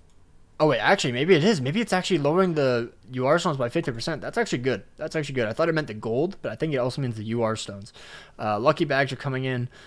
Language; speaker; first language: English; native; English